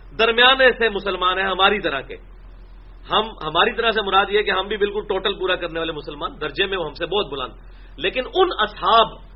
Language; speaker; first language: Urdu; non-native, local second language; Punjabi